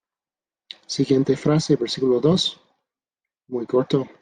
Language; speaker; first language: Spanish; non-native, fluent; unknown